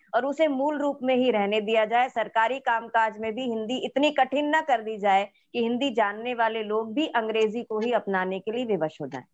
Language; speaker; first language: Hindi; non-native, local second language; Marathi